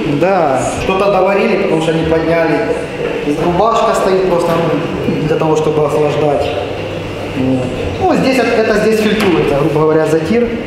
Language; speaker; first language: Russian; native; Russian